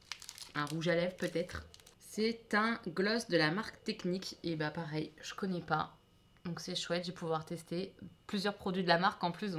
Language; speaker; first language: French; native; French